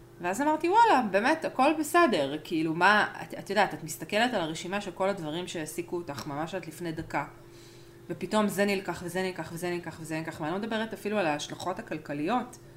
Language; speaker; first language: Hebrew; early bilingual, other home language; Spanish